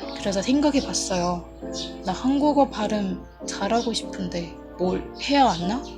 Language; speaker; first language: Korean; non-native, fluent; Burmese